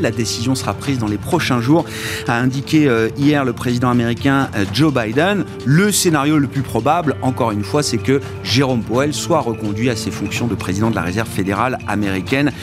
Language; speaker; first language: French; native; French